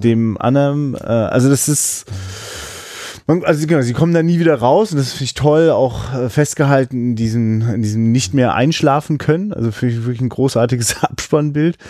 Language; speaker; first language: German; native; German